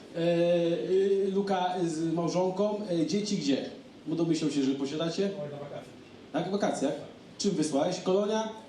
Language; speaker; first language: Polish; native; Polish